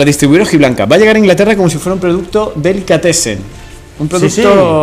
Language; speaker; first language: Spanish; native; Spanish